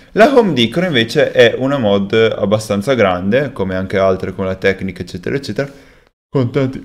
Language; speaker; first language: Italian; native; Italian